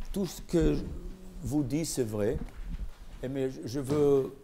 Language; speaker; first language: French; non-native, learner; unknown